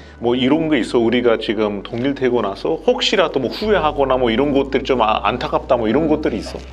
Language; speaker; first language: Korean; non-native, fluent; Hindi